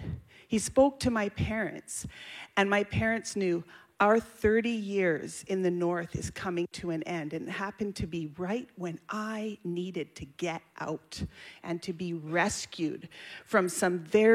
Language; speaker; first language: English; native; English